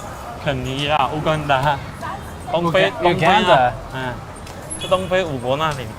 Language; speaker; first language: Chinese; native; Chinese